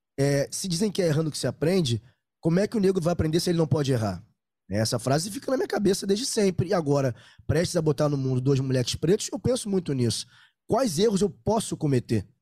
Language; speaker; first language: Portuguese; native; Portuguese